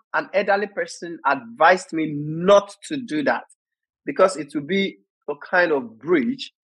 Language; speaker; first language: English; non-native, local second language; Yoruba